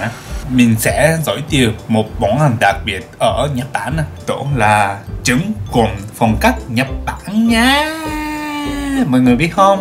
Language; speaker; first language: Vietnamese; non-native, learner; Japanese